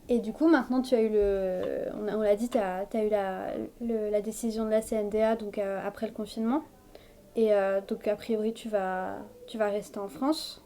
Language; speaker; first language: French; native; French